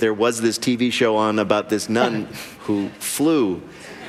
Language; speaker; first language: English; native; English